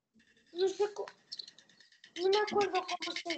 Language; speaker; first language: Spanish; early bilingual, heritage; Spanish